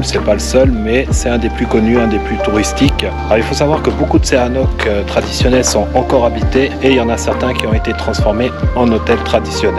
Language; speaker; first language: French; native; French